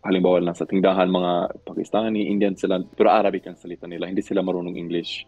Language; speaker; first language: Filipino; non-native, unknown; Swedish